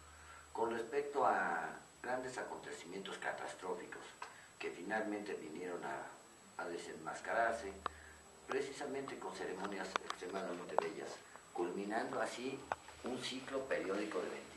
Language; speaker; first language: Spanish; native; Spanish